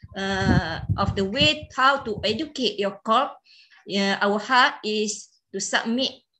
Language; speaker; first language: English; non-native, local second language; Malay